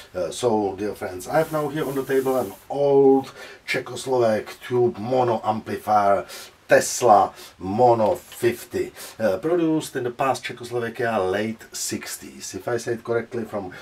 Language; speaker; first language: English; non-native, learner; Czech